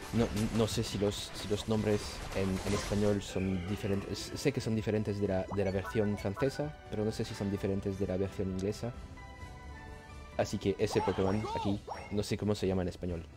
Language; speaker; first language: Spanish; non-native, learner; French